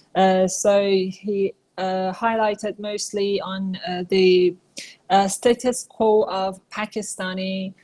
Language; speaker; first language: English; non-native, fluent; Persian